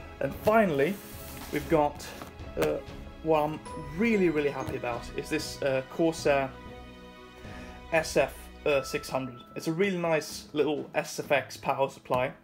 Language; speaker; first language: English; non-native, fluent; Swedish